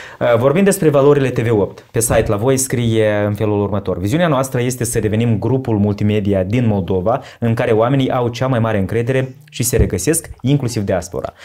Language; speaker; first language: Romanian; native; Romanian